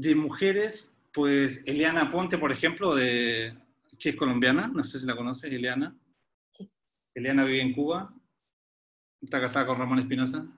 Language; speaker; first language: Spanish; native; Spanish